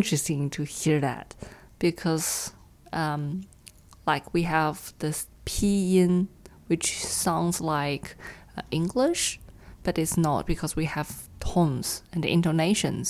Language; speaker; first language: English; non-native, fluent; Chinese